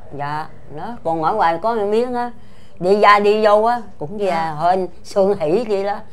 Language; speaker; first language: Vietnamese; non-native, local second language; Chinese